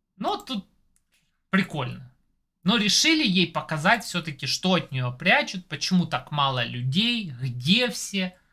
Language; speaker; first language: Russian; native; Russian